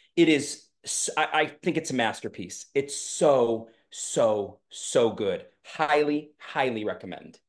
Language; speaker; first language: English; native; English